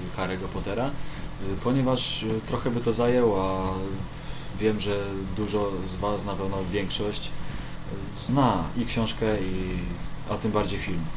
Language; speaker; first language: Polish; native; Polish